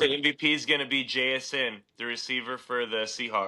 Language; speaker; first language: English; native; English